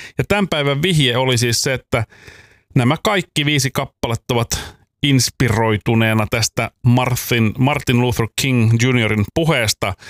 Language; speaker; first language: Finnish; native; Finnish